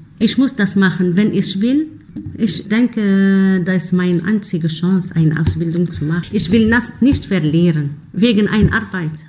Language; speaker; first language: German; non-native, learner; Arabic